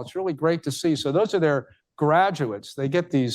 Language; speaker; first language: English; native; English